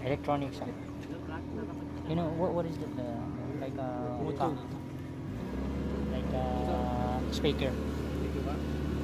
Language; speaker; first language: English; non-native, learner; Filipino